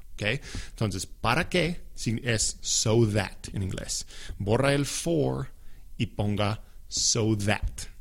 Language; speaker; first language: Spanish; non-native, fluent; English